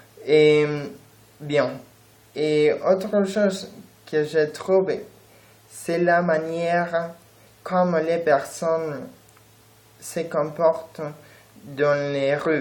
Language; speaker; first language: French; non-native, learner; Spanish